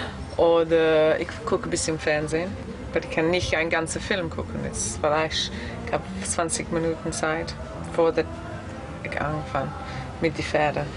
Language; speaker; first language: German; non-native, learner; English